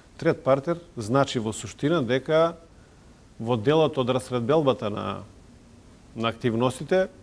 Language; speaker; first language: Macedonian; non-native, local second language; Serbian